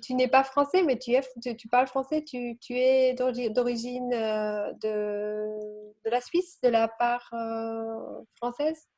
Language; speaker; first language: French; non-native, learner; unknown